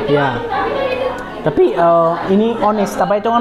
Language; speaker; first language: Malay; non-native, learner; Arabic